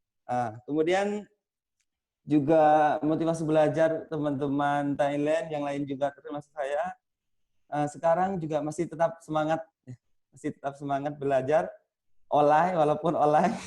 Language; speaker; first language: Indonesian; non-native, fluent; Thai